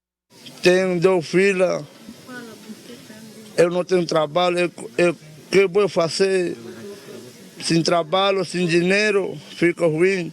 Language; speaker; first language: Portuguese; non-native, learner; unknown